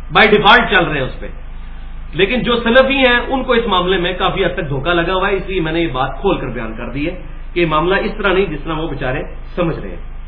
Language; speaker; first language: Urdu; non-native, local second language; Punjabi